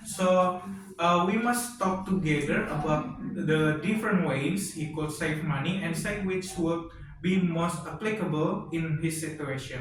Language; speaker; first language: English; non-native, learner; Indonesian